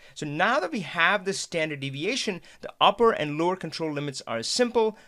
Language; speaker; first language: English; non-native, local second language; Hindi